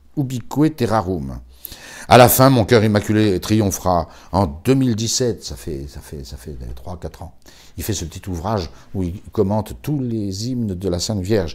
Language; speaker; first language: French; native; French